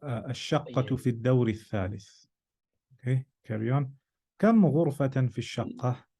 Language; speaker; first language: Arabic; non-native, fluent; English